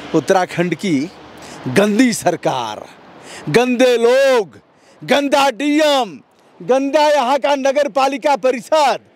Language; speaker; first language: Hindi; native; Hindi